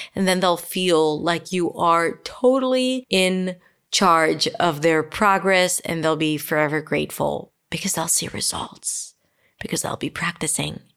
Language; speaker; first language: English; non-native, fluent; Hebrew